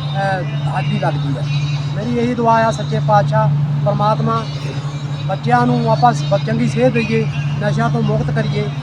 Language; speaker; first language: Punjabi; native; Punjabi